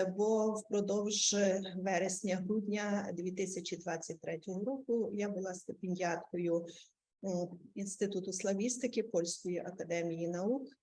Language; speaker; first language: Ukrainian; native; Ukrainian